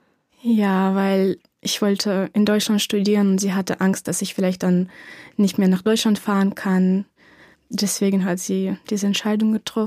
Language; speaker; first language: German; non-native, fluent; Ukrainian